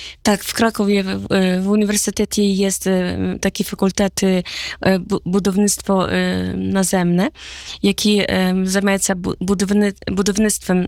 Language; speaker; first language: Polish; non-native, learner; Ukrainian